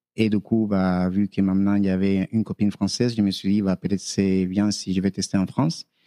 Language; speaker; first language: French; non-native, fluent; Spanish